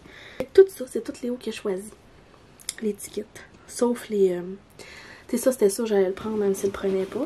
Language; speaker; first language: French; native; French